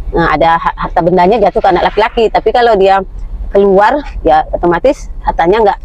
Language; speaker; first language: Indonesian; native; Indonesian